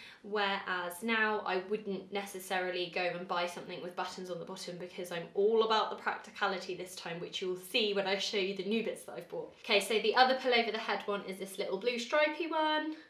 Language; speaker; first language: English; native; English